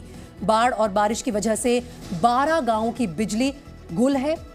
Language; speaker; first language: Hindi; native; Hindi